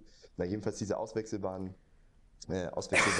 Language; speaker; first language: German; native; German